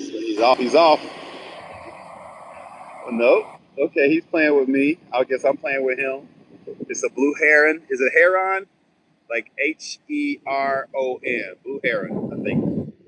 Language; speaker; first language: English; native; English